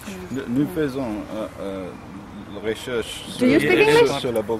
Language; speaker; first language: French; non-native, learner; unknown